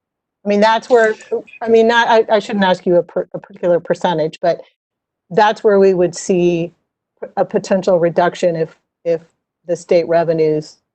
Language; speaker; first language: English; native; English